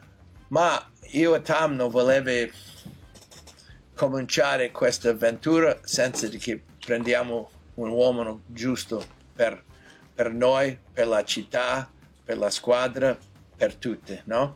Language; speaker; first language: Italian; non-native, fluent; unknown